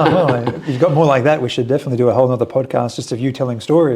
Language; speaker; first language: English; native; English